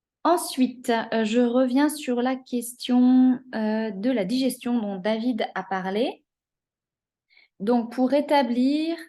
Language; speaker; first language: French; native; French